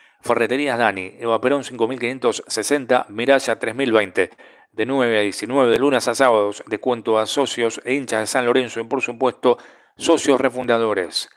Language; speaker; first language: Spanish; native; Spanish